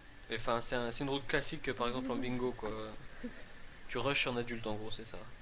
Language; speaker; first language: French; native; French